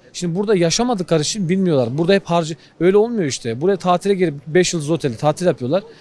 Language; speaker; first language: Turkish; native; Turkish